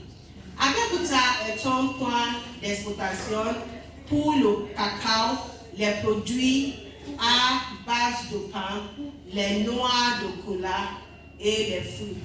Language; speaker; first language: French; non-native, learner; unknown